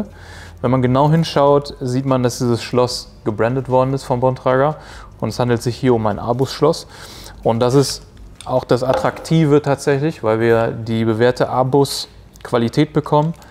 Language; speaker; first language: German; native; German